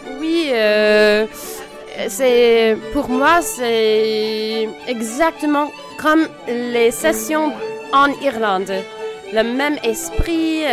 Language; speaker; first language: French; non-native, fluent; English